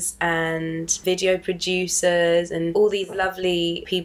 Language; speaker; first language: English; native; English